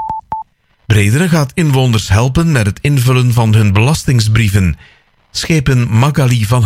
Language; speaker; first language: Dutch; native; Dutch